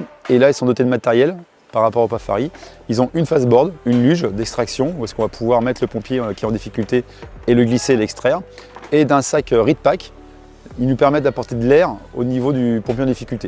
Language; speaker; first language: French; native; French